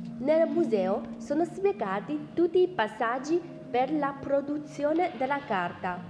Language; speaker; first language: Italian; non-native, fluent; Chinese